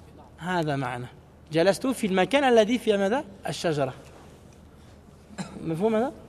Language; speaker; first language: Arabic; non-native, fluent; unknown